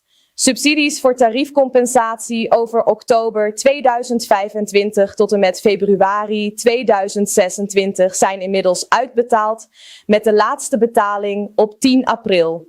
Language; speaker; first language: Dutch; native; Dutch